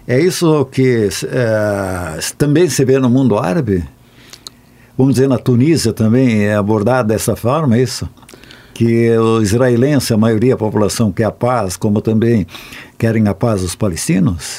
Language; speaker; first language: Portuguese; native; Portuguese